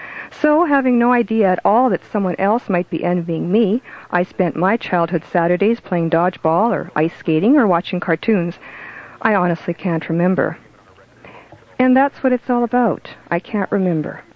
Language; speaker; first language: English; native; English